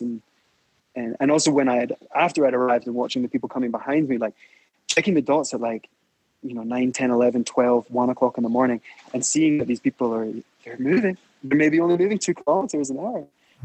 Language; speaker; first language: English; native; English